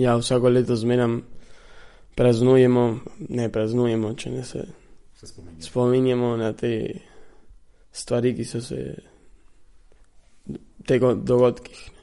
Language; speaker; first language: Slovenian; early bilingual, heritage; Slovenian